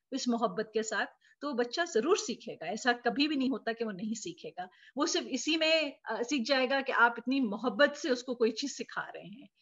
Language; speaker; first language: Urdu; native; Urdu